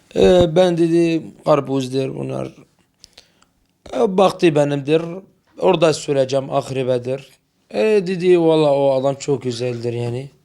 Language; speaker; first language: Turkish; non-native, learner; Arabic